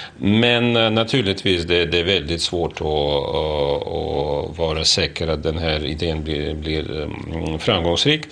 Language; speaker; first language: Swedish; non-native, fluent; Russian